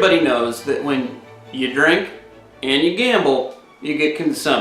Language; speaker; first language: English; native; English